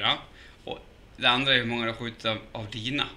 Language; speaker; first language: Swedish; native; Swedish